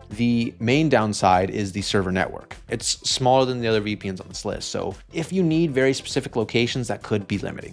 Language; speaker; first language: English; native; English